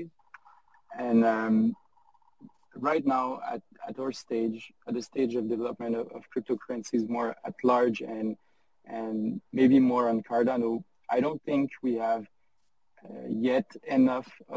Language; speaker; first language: English; non-native, fluent; French